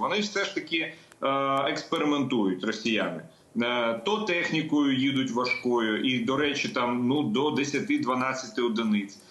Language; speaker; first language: Ukrainian; native; Ukrainian